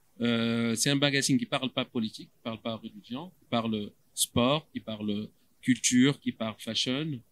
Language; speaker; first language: French; non-native, local second language; Arabic